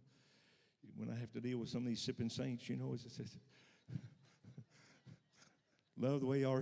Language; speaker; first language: English; native; English